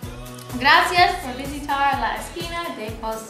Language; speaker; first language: Spanish; non-native, learner; English